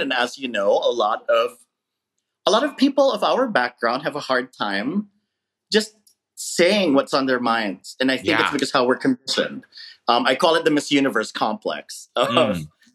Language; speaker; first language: English; non-native, local second language; Filipino